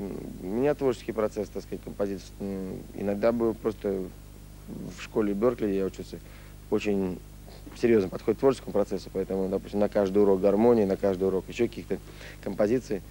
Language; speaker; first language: Russian; native; Russian